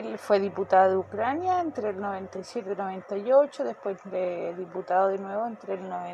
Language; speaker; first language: Portuguese; non-native, fluent; Spanish